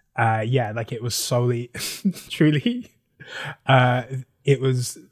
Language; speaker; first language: English; native; English